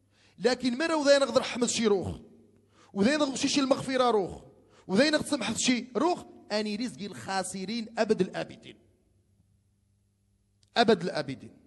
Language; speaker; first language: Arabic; non-native, local second language; Riffian